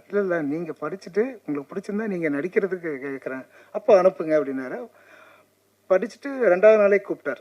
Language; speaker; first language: Tamil; native; Tamil